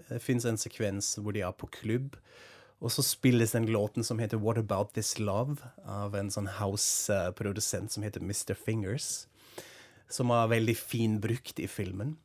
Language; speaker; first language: Norwegian; non-native, fluent; German